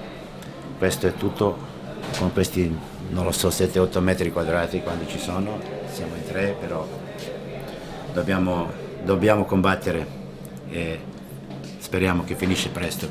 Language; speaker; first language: Italian; non-native, fluent; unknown